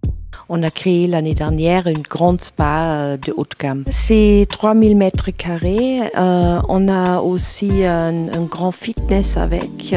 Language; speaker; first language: French; non-native, fluent; German